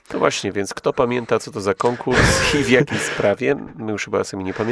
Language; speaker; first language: Polish; native; Polish